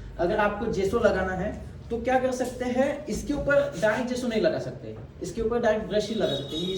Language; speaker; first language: Hindi; non-native, local second language; Marathi